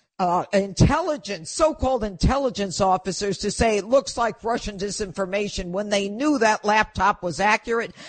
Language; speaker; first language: English; native; English